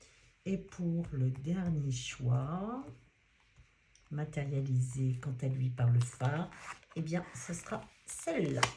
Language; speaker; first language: French; native; French